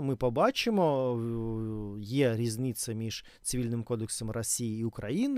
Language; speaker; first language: Ukrainian; non-native, learner; Russian